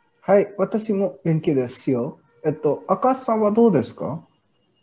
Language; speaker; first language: Japanese; non-native, learner; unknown